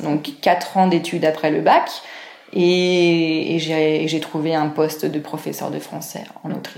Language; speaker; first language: French; native; French